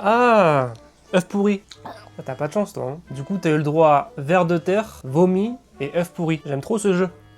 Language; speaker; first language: French; native; French